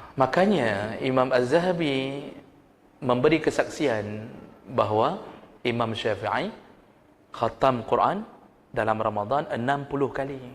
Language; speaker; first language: Malay; non-native, local second language; Achinese